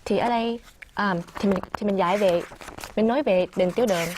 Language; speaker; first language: Vietnamese; early bilingual, other home language; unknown